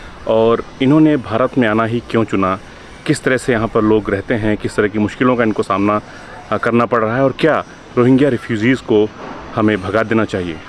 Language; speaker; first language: Hindi; native; Hindi